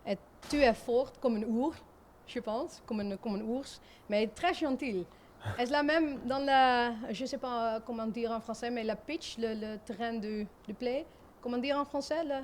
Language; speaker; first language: French; non-native, learner; Dutch